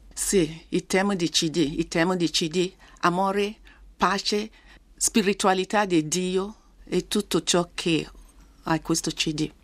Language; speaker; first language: Italian; non-native, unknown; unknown